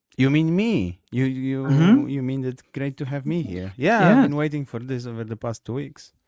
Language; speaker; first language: English; non-native, fluent; Polish